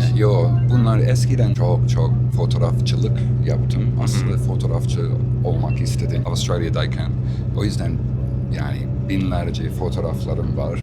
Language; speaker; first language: Turkish; non-native, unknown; English